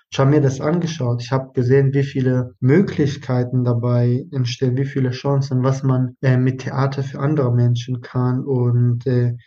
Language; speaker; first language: German; non-native, fluent; Arabic